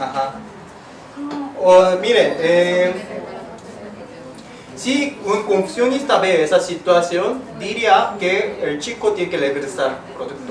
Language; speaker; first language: Spanish; non-native, fluent; Korean